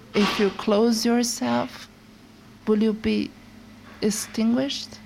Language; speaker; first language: English; non-native, fluent; Portuguese